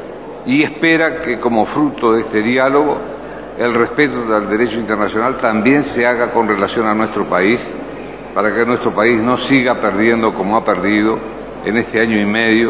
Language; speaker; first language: Spanish; native; Spanish